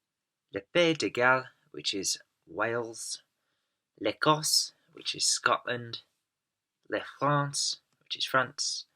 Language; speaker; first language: French; non-native, fluent; English